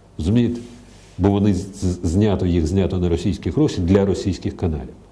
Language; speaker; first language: Ukrainian; non-native, local second language; Russian